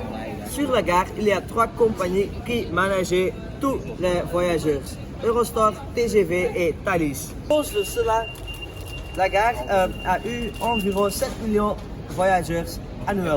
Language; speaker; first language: French; non-native, learner; Dutch